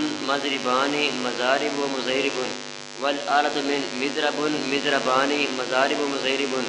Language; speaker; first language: Arabic; non-native, learner; Urdu